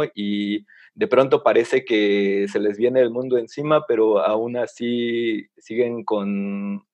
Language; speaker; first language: Spanish; native; Spanish